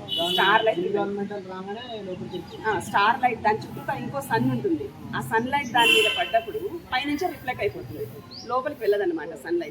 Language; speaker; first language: Telugu; native; Telugu